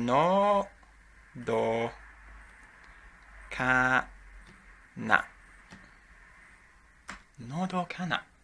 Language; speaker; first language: Japanese; non-native, learner; English